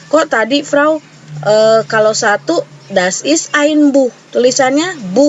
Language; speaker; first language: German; non-native, fluent; Indonesian